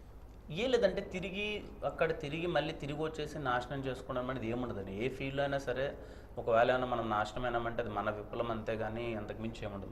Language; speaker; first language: Telugu; native; Telugu